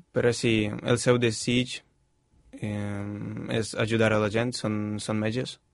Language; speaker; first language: Catalan; non-native, fluent; Ukrainian